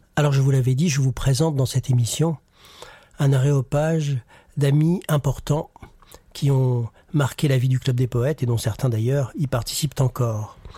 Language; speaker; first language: French; native; French